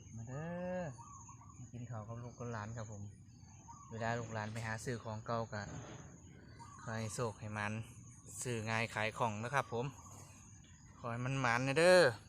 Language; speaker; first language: Thai; native; Thai